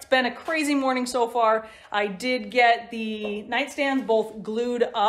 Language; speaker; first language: English; native; English